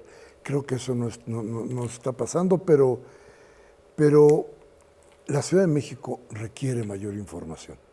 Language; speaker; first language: Spanish; native; Spanish